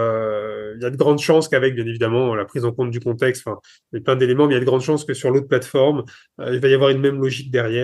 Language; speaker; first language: French; native; French